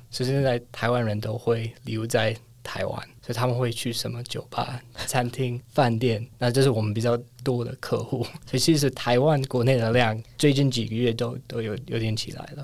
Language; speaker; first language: Chinese; non-native, fluent; English